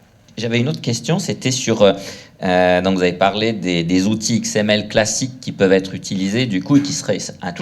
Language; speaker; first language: French; native; French